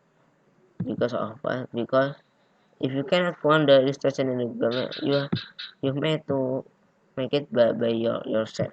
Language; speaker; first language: English; non-native, learner; Indonesian